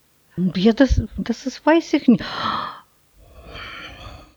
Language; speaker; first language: German; non-native, learner; Russian